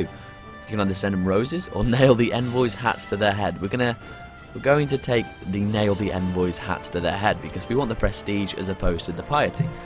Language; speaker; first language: English; native; English